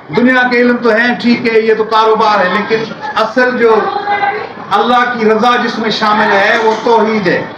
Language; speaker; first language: Urdu; non-native, local second language; Sindhi